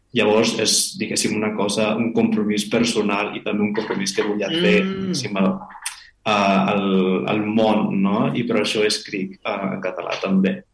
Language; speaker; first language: Catalan; non-native, fluent; Spanish